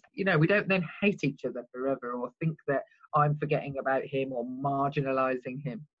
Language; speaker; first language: English; native; English